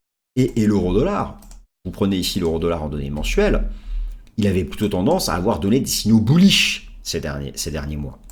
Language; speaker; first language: French; native; French